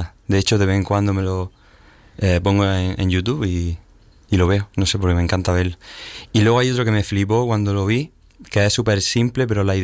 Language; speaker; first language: Spanish; native; Spanish